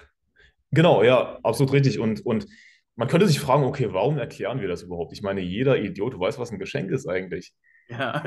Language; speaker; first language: German; native; German